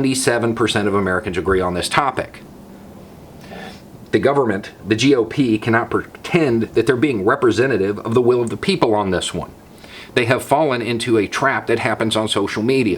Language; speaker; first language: English; native; English